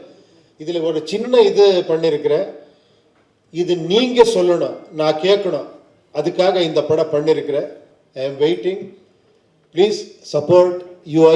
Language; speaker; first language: Tamil; non-native, learner; Kannada